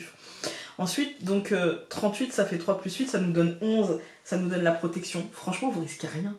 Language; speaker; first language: French; native; French